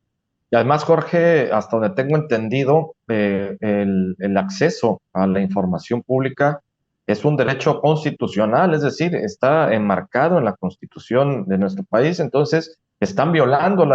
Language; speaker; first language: Spanish; native; Spanish